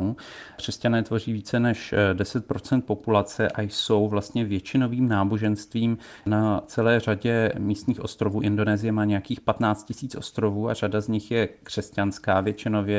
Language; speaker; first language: Czech; native; Czech